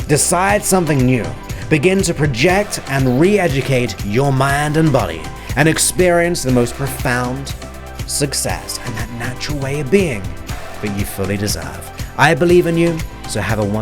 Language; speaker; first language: English; native; English